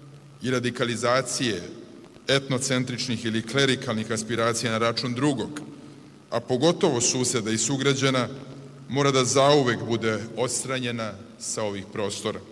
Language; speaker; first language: Serbian; native; Serbian